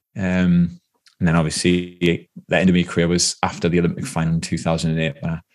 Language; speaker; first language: English; native; English